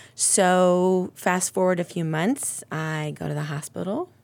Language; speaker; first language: English; native; English